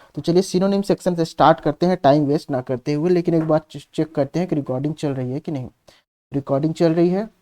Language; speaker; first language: Hindi; native; Hindi